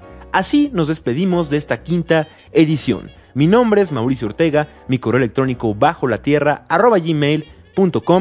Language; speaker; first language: Spanish; native; Spanish